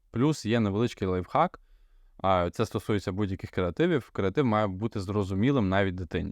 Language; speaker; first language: Ukrainian; non-native, local second language; Russian